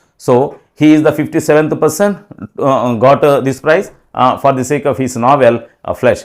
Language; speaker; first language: English; non-native, local second language; Telugu